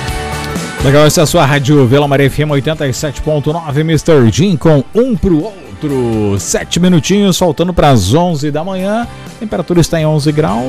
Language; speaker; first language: Portuguese; native; Portuguese